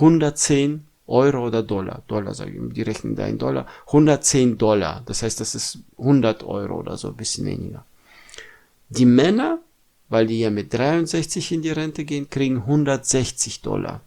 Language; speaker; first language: German; non-native, fluent; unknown